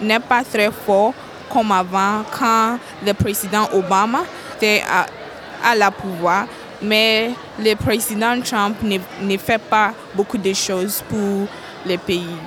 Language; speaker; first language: French; non-native, learner; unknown